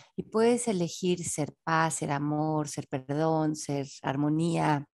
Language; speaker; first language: Spanish; native; Spanish